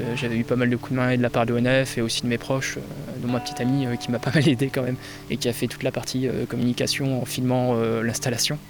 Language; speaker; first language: French; native; French